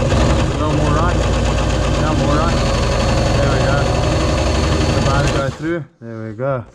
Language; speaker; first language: English; native; English